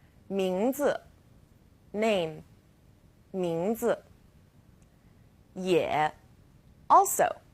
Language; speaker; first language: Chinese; non-native, fluent; English